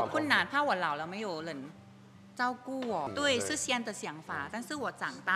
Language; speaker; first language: Chinese; non-native, learner; Thai